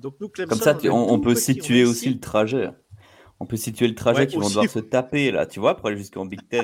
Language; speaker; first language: French; native; French